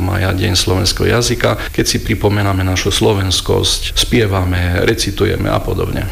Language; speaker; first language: Slovak; early bilingual, heritage; Slovak